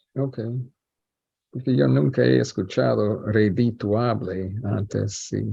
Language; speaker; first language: Spanish; non-native, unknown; English